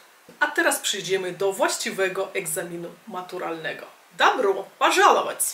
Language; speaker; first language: Polish; native; Polish